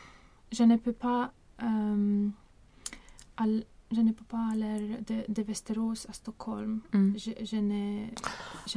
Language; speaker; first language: French; non-native, learner; Swedish